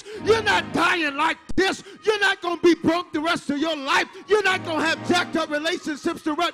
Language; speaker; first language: English; native; English